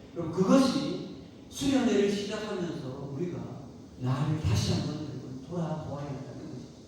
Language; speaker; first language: Korean; native; Korean